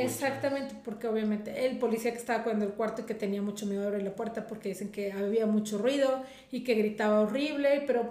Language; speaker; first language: Spanish; native; Spanish